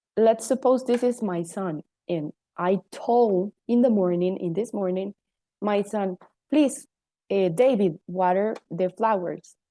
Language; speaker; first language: English; non-native, fluent; Spanish